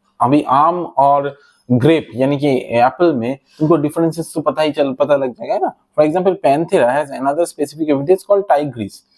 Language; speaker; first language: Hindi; non-native, local second language; Bangla